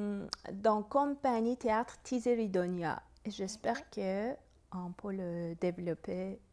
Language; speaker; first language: French; non-native, fluent; Persian